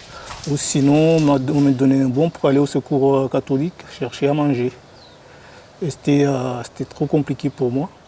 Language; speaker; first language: French; non-native, local second language; Comorian